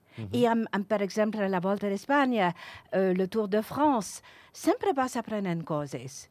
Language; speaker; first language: Catalan; non-native, fluent; English